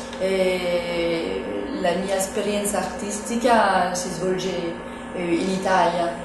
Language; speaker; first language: Italian; non-native, fluent; French